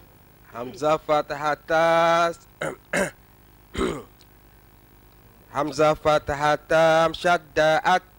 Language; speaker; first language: Arabic; non-native, learner; Malay